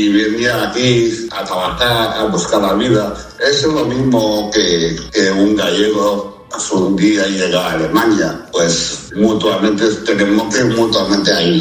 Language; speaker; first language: Spanish; non-native, fluent; Chinese